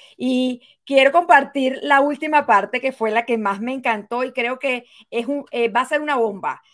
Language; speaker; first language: Spanish; native; Spanish